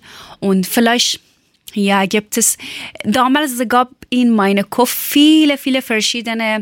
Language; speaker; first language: German; non-native, learner; Persian